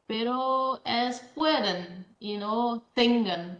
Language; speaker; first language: Spanish; non-native, fluent; Portuguese